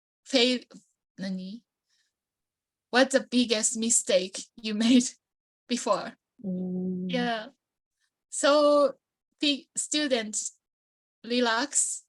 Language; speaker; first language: English; non-native, learner; Japanese